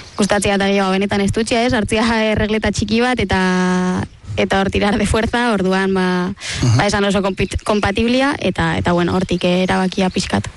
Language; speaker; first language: Basque; native; Basque